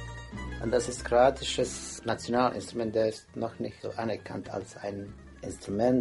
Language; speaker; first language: German; non-native, fluent; Croatian